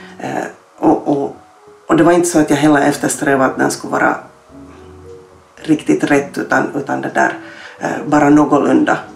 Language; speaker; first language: Swedish; native; Swedish